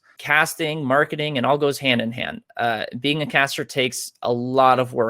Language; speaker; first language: English; native; English